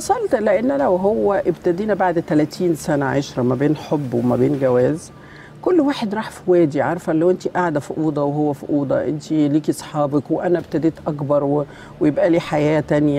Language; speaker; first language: Arabic; native; Arabic